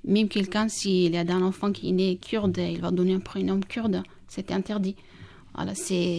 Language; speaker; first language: French; non-native, learner; Kurdish